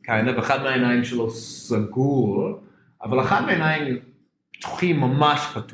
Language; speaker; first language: Hebrew; non-native, fluent; English